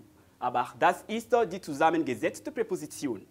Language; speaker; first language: German; non-native, learner; French